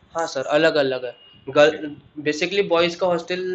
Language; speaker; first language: Hindi; non-native, local second language; Marathi